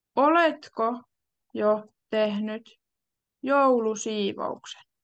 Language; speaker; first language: Finnish; native; Finnish